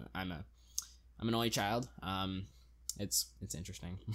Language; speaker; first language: English; early bilingual, other home language; Hindi